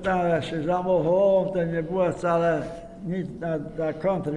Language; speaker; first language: Polish; early bilingual, heritage; Polish